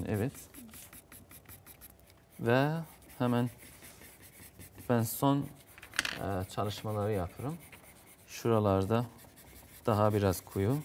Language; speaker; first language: Turkish; non-native, fluent; Azerbaijani